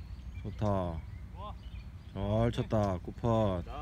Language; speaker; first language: Korean; native; Korean